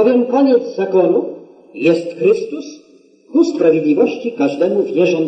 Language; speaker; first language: Polish; native; Polish